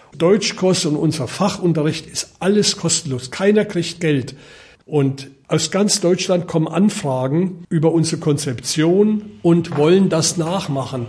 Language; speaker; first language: German; native; German